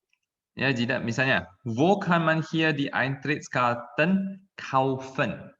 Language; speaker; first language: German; non-native, fluent; Indonesian